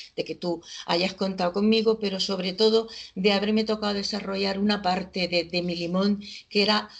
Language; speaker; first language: Spanish; native; Spanish